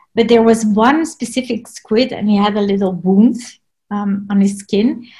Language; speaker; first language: English; non-native, fluent; Dutch